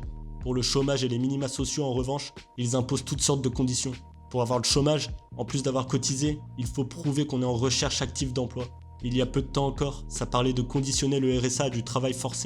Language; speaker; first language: French; native; French